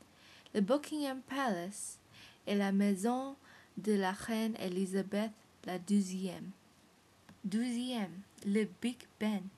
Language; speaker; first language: French; non-native, learner; English